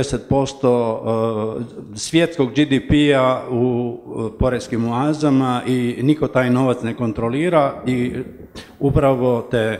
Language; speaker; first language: Croatian; native; Croatian